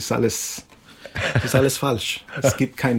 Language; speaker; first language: German; non-native, fluent; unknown